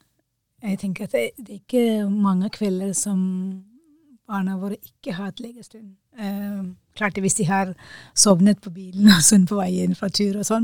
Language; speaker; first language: Norwegian; non-native, fluent; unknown